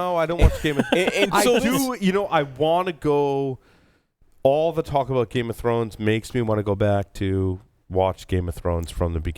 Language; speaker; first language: English; native; English